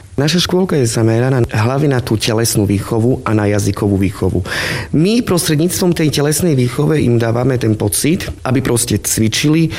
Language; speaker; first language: Slovak; non-native, local second language; Romany